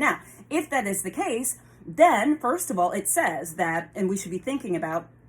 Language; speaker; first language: English; native; English